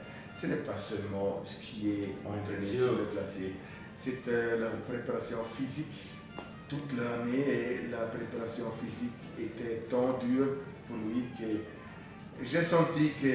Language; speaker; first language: French; non-native, fluent; German